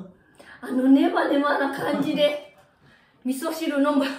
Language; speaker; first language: Japanese; non-native, learner; Chinese